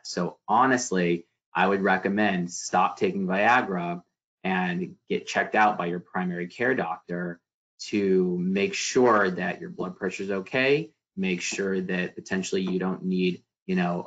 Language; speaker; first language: English; native; English